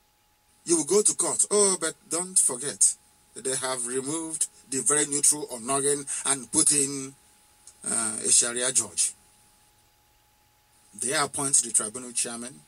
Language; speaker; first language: English; non-native, local second language; Igbo